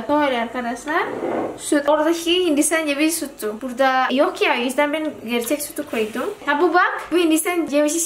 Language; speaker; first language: Turkish; non-native, learner; Indonesian